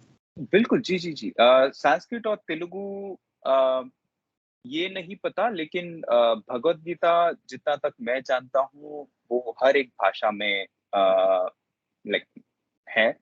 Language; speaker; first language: Hindi; non-native, local second language; Telugu